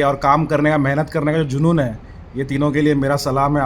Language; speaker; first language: Hindi; native; Hindi